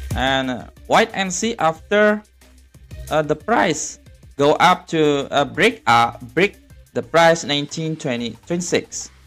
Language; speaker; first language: English; non-native, learner; Indonesian